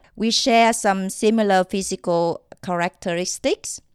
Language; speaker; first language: English; non-native, fluent; Vietnamese